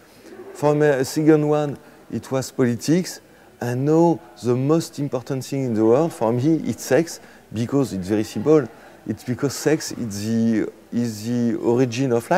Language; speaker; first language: English; non-native, fluent; French